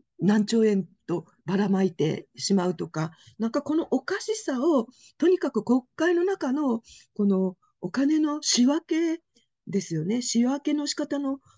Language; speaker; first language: Japanese; native; Japanese